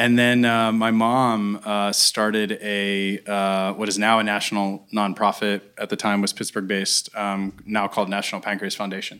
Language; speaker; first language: English; native; English